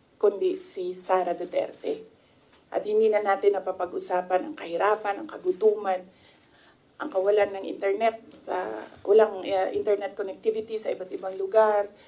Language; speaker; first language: Filipino; non-native, local second language; Cebuano